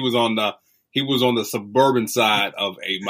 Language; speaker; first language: English; native; English